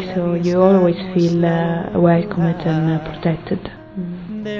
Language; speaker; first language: English; non-native, learner; Italian